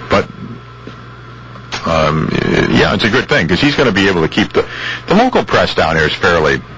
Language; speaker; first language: English; native; English